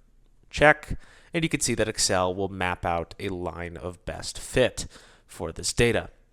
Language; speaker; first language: English; native; English